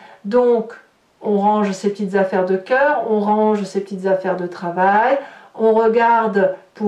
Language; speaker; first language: French; native; French